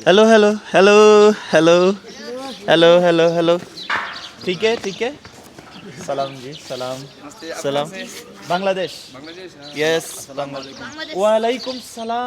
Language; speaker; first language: Hindi; non-native, learner; Bangla